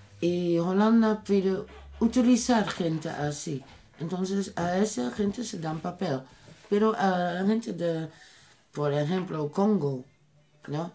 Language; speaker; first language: Spanish; non-native, learner; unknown